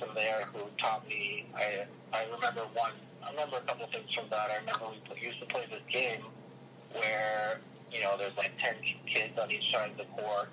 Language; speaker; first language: English; early bilingual, other home language; Russian